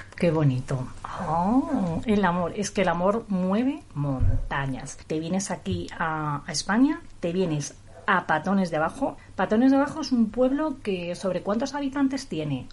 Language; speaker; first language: Spanish; native; Spanish